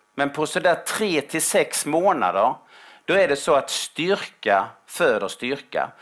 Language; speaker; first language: Swedish; native; Swedish